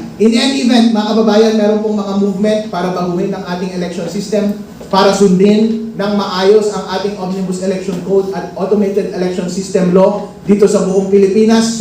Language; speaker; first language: Filipino; non-native, local second language; Iloko